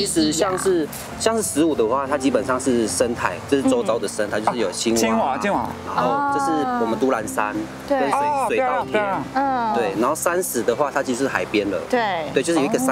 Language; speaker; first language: Chinese; native; Chinese